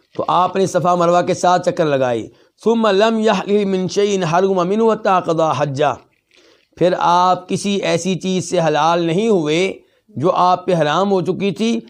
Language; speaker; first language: Urdu; native; Urdu